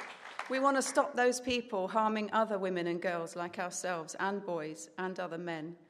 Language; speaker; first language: English; native; English